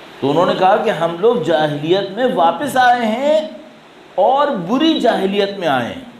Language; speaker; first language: Urdu; native; Urdu